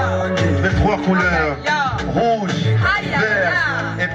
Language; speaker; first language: French; non-native, local second language; Rundi